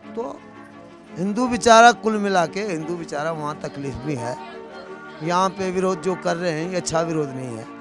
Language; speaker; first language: Urdu; non-native, local second language; Sindhi